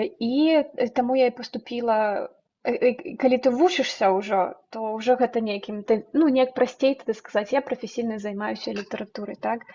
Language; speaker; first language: Belarusian; non-native, local second language; Russian